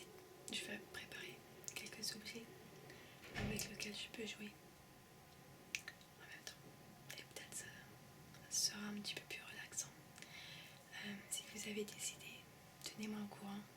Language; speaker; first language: French; early bilingual, heritage; French